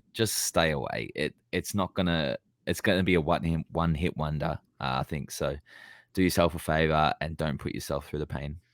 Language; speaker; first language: English; native; English